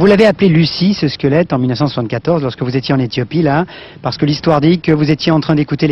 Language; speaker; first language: French; native; French